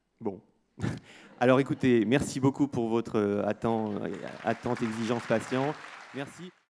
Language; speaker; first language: French; native; French